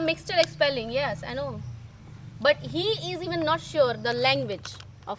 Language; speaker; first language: English; non-native, learner; Hindi